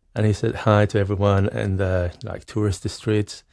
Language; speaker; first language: English; non-native, fluent; Swedish